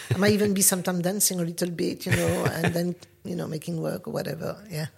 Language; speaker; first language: English; non-native, fluent; French